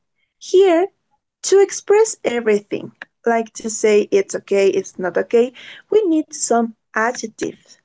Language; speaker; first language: English; non-native, learner; Spanish